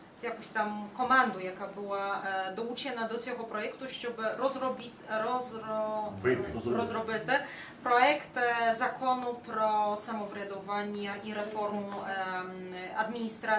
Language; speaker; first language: Ukrainian; non-native, fluent; Polish